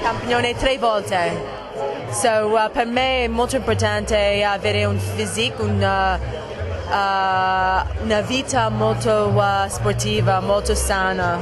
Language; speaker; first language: Italian; non-native, fluent; English